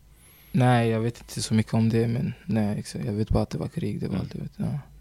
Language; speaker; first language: Swedish; early bilingual, other home language; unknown